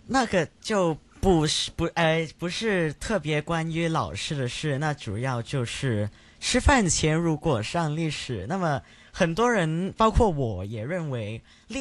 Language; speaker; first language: Chinese; non-native, local second language; Cantonese